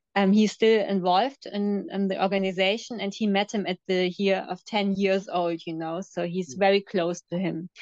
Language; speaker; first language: English; non-native, fluent; German